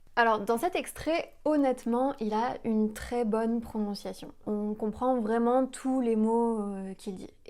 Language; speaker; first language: French; native; French